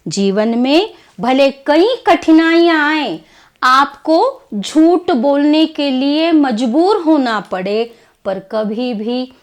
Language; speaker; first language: Hindi; non-native, local second language; Kannada